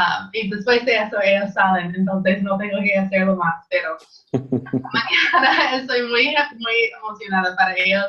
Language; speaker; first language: Spanish; non-native, learner; English